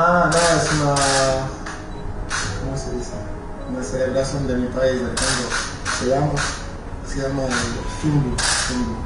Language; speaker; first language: Spanish; non-native, fluent; French